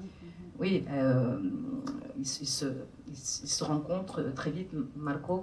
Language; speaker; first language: French; native; French